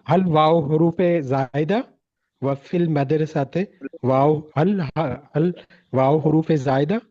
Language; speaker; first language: Arabic; non-native, learner; Urdu